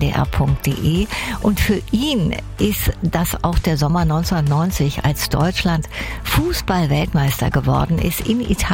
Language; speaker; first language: German; native; German